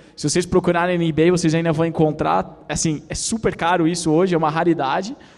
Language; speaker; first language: Portuguese; native; Portuguese